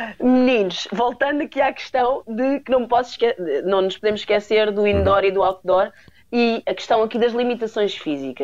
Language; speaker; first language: Portuguese; native; Portuguese